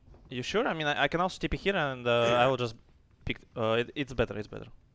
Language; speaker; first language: English; non-native, fluent; Russian